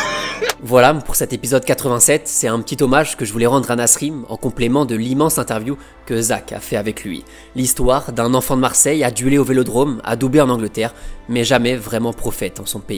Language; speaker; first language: French; native; French